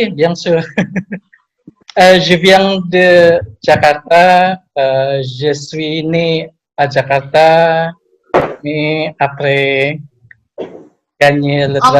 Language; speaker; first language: French; non-native, learner; Indonesian